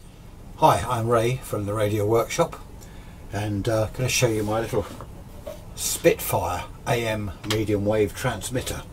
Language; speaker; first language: English; native; English